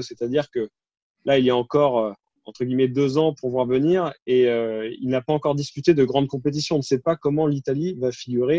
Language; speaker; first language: French; native; French